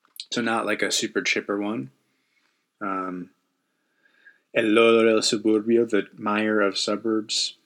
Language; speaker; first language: English; native; English